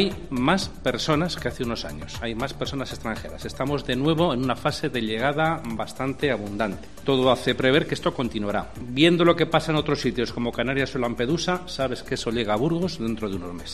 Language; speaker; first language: Spanish; native; Spanish